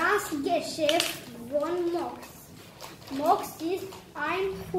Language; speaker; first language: German; non-native, learner; Romanian